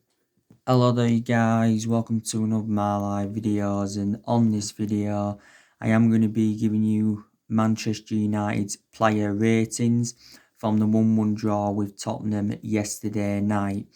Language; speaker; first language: English; native; English